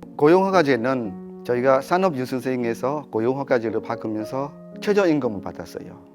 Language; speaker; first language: Korean; non-native, fluent; Burmese